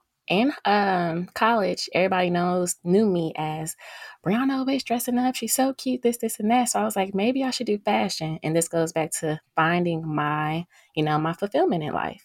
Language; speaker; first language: English; native; English